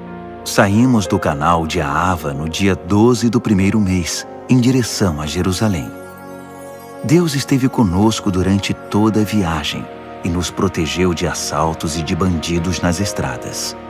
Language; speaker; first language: Portuguese; native; Portuguese